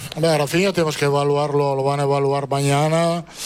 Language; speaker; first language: Portuguese; non-native, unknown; Italian